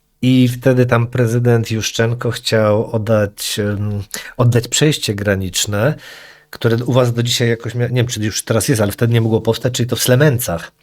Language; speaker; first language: Polish; native; Polish